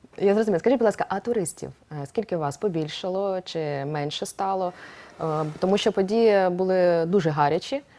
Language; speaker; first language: Ukrainian; native; Ukrainian